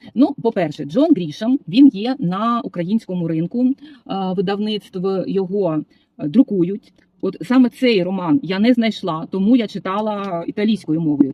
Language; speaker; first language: Ukrainian; non-native, local second language; Russian